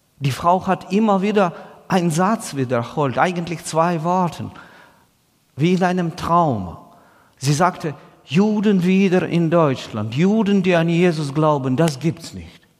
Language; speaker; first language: German; non-native, fluent; Russian